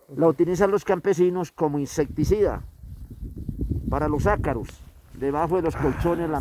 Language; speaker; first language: Spanish; native; Spanish